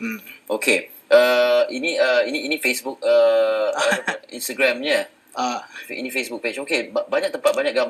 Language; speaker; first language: Malay; native; Malay